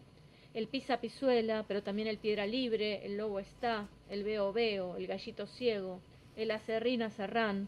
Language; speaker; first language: Spanish; native; Spanish